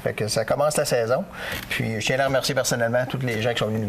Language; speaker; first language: French; native; French